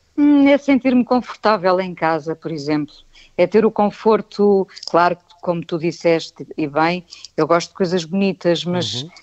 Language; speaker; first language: Portuguese; native; Portuguese